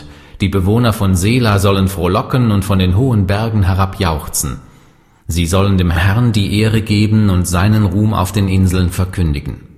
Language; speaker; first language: German; native; German